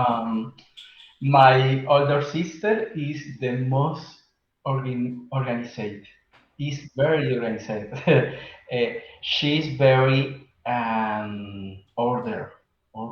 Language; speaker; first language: English; non-native, learner; Spanish